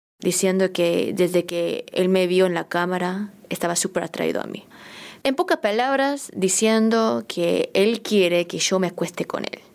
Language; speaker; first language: Spanish; early bilingual, other home language; Korean